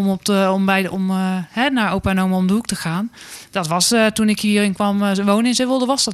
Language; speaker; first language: Dutch; native; Dutch